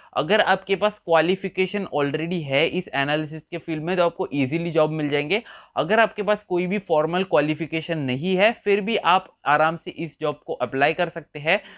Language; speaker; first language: Hindi; native; Hindi